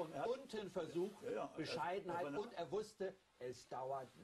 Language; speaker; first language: German; native; German